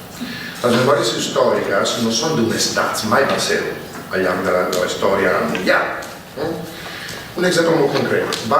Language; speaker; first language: Catalan; non-native, fluent; Italian